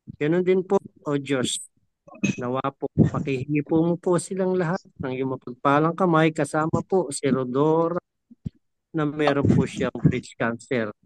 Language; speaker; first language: Filipino; native; Filipino